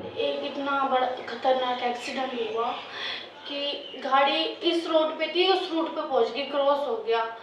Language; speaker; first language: Hindi; native; Hindi